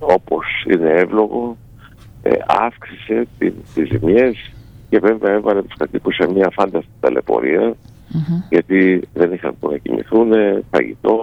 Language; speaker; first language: Greek; native; Greek